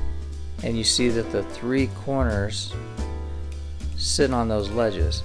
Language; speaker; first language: English; native; English